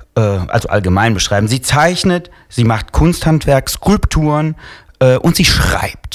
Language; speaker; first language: German; non-native, fluent; Italian